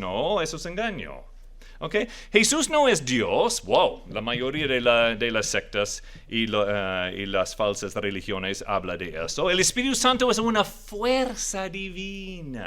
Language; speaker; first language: Spanish; non-native, fluent; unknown